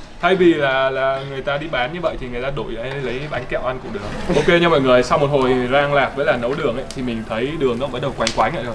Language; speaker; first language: Vietnamese; native; Vietnamese